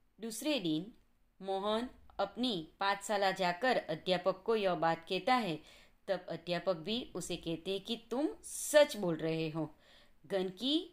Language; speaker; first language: Hindi; non-native, local second language; Gujarati